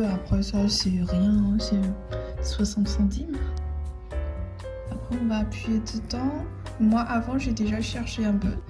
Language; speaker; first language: French; non-native, learner; Chinese